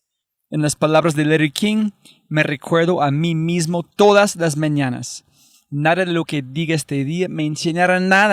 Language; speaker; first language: Spanish; non-native, fluent; English